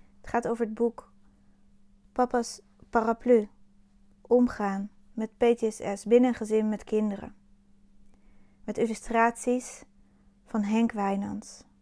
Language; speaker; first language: Dutch; native; Dutch